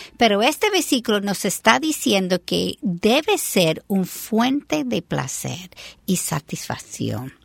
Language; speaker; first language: Spanish; non-native, fluent; English